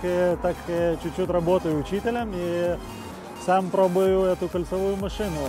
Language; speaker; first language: Russian; non-native, fluent; Lithuanian